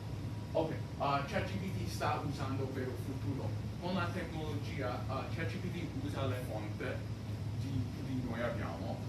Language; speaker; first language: Italian; non-native, learner; English